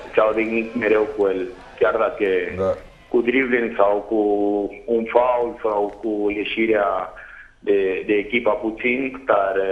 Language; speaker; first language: Romanian; non-native, fluent; Spanish